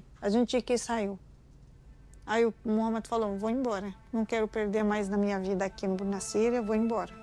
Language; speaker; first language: Portuguese; non-native, learner; Arabic